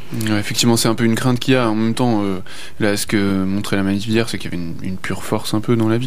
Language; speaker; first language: French; native; French